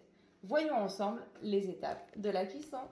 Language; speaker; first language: French; native; French